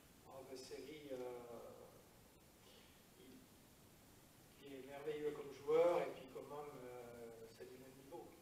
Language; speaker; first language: French; native; French